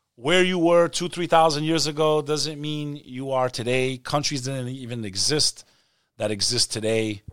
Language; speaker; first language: English; native; English